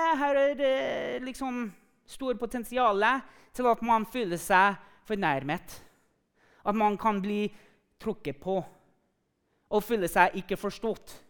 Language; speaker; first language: Norwegian; non-native, fluent; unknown